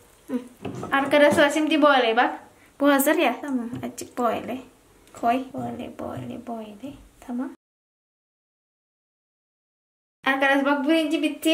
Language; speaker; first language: Turkish; non-native, learner; Indonesian